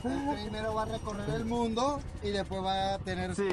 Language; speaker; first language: Spanish; native; Spanish